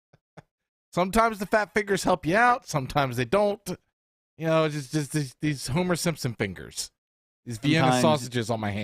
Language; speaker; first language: English; native; English